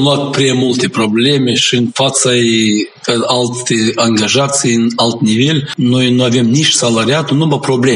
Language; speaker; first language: Romanian; non-native, local second language; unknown